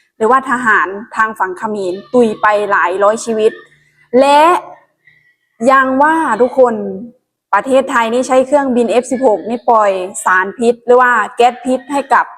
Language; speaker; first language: Thai; non-native, local second language; Northeastern Thai